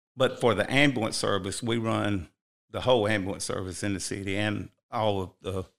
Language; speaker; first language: English; native; English